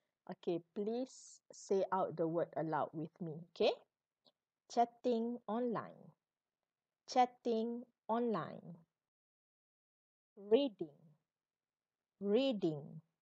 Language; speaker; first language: English; non-native, local second language; Malay